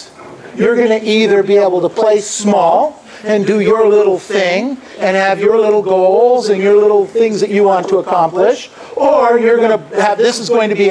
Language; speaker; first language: English; native; English